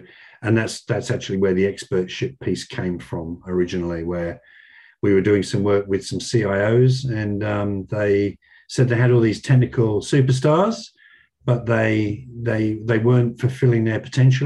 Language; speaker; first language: English; native; English